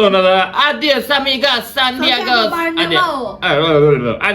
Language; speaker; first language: Turkish; native; Turkish